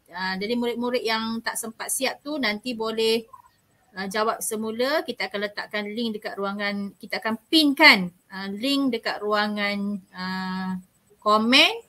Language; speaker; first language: Malay; native; Malay